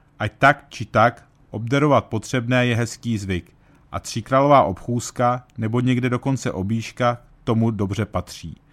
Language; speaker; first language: Czech; early bilingual, heritage; Czech